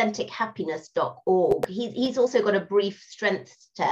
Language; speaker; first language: English; native; English